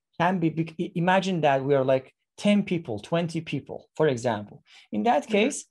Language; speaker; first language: English; non-native, fluent; Persian